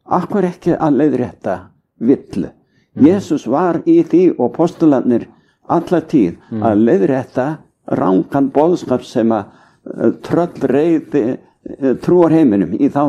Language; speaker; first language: Icelandic; native; Icelandic